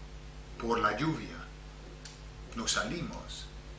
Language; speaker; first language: Spanish; non-native, fluent; English